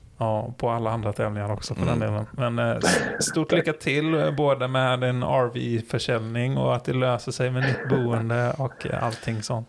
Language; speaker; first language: Swedish; native; Swedish